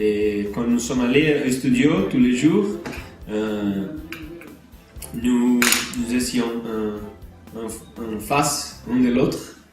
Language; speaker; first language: French; non-native, learner; Portuguese